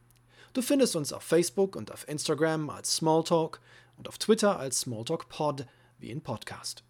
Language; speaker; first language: German; native; German